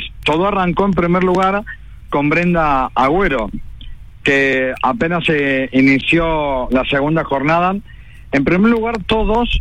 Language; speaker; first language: Spanish; native; Spanish